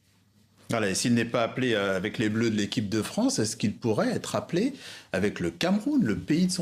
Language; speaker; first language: French; native; French